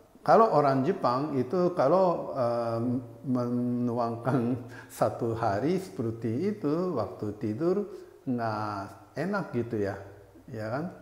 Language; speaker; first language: Indonesian; non-native, fluent; Japanese